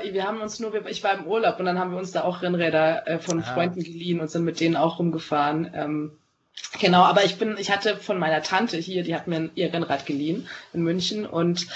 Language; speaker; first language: German; native; German